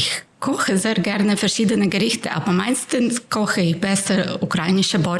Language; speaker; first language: German; non-native, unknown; Ukrainian